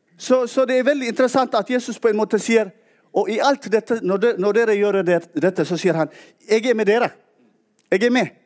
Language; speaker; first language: Norwegian; non-native, fluent; Tigrinya